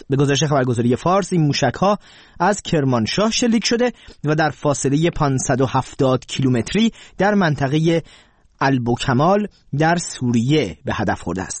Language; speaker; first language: Persian; native; Persian